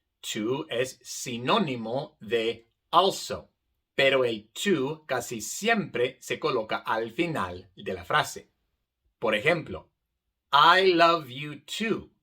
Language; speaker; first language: Spanish; non-native, fluent; English